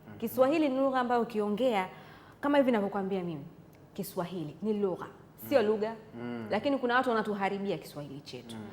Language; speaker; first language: Swahili; native; Swahili